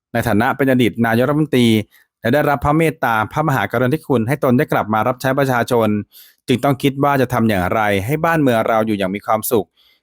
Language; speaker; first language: Thai; native; Thai